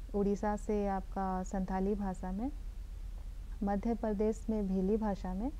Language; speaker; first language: Hindi; native; Hindi